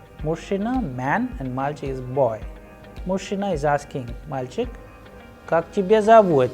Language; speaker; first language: Russian; non-native, fluent; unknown